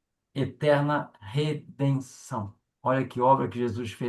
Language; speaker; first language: Portuguese; native; Portuguese